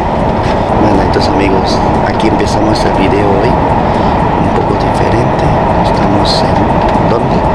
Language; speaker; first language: Spanish; non-native, fluent; Korean